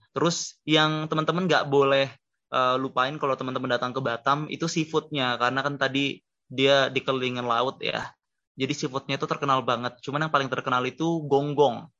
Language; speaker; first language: Indonesian; native; Indonesian